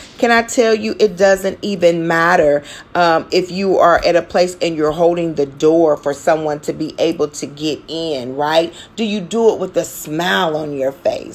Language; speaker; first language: English; native; English